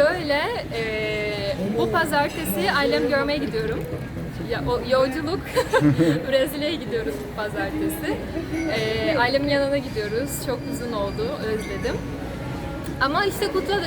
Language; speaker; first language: Turkish; non-native, fluent; Portuguese